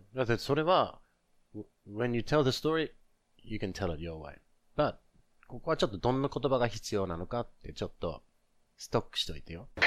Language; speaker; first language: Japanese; non-native, fluent; English